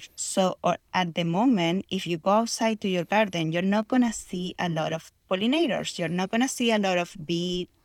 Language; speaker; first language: English; non-native, fluent; Spanish